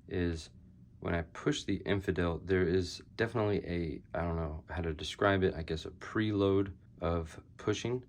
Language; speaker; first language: English; native; English